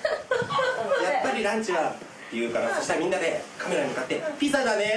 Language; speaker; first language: Japanese; native; Japanese